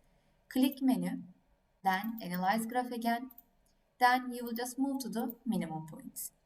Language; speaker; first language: English; non-native, fluent; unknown